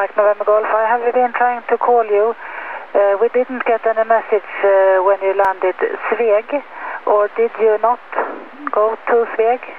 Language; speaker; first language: English; non-native, fluent; Swedish